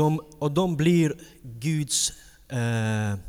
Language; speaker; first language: Swedish; non-native, fluent; Ukrainian